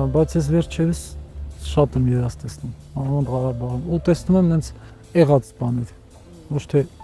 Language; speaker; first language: Armenian; native; Armenian